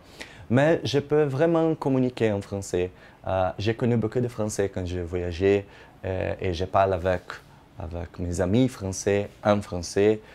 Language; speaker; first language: French; non-native, fluent; Portuguese